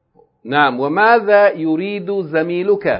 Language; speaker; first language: Arabic; non-native, fluent; English